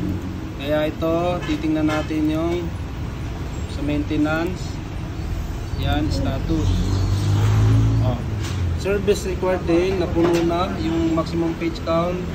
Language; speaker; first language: Filipino; native; Filipino